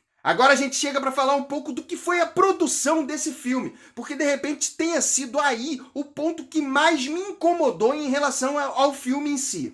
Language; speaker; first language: Portuguese; native; Portuguese